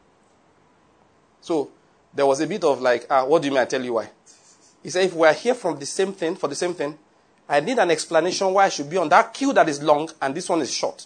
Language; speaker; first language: English; non-native, local second language; Yoruba